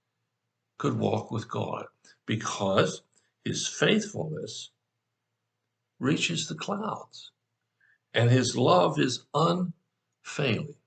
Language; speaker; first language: English; native; English